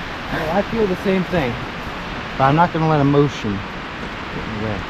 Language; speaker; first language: English; native; English